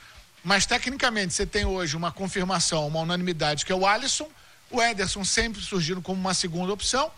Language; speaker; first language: Portuguese; native; Portuguese